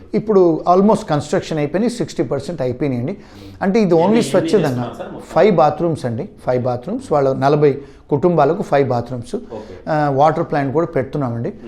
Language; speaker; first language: Telugu; native; Telugu